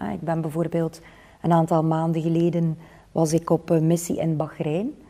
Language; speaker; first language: Dutch; native; Dutch